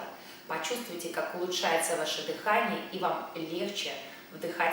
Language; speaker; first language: Russian; native; Russian